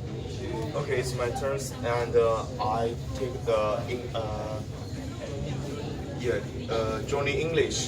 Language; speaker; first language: English; non-native, learner; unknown